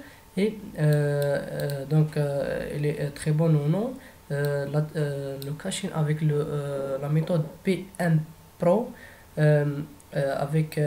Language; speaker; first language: French; non-native, fluent; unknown